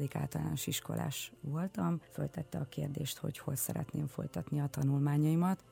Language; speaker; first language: Hungarian; early bilingual, other home language; Russian